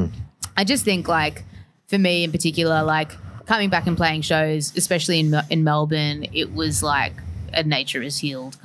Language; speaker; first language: English; native; English